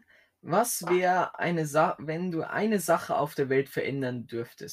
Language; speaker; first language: German; native; German